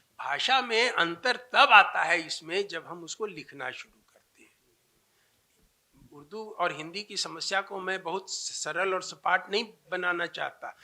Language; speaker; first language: Hindi; native; Hindi